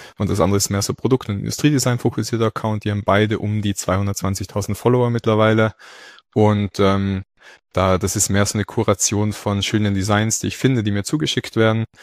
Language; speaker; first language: German; native; German